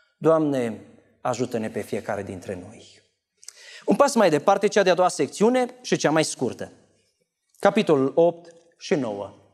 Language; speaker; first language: Romanian; native; Romanian